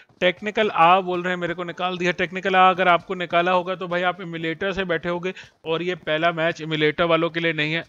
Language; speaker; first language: Urdu; native; Urdu